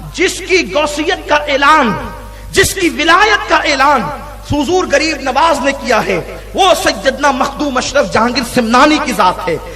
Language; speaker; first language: Urdu; native; Urdu